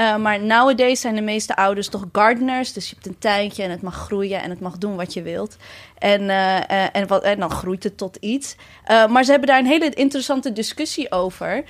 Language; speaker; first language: Dutch; early bilingual, other home language; Amharic